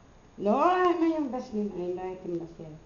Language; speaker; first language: Hebrew; non-native, learner; Arabic